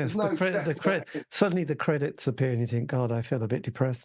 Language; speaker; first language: English; native; English